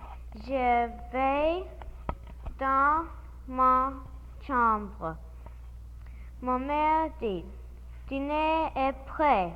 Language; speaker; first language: French; non-native, learner; English